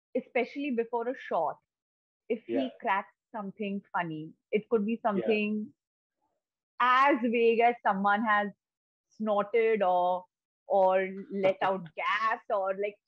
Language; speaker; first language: English; non-native, local second language; Bangla